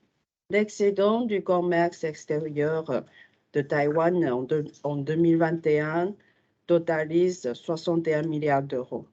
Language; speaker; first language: French; non-native, fluent; Chinese